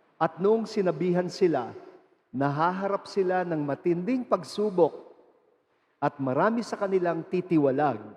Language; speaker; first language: Filipino; native; Filipino